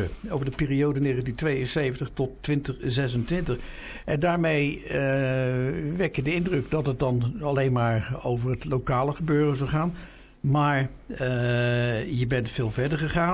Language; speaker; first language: Dutch; native; Dutch